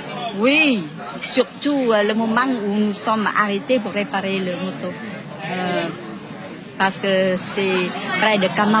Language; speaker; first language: French; non-native, fluent; Vietnamese